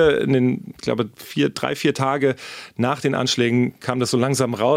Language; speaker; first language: German; native; German